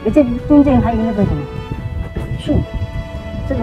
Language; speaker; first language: Chinese; native; Chinese